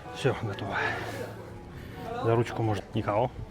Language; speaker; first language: Russian; native; Russian